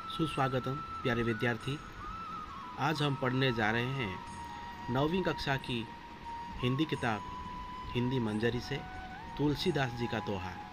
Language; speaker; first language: Hindi; non-native, local second language; Odia